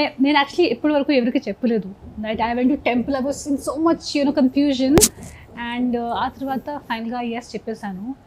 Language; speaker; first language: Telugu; non-native, fluent; Hindi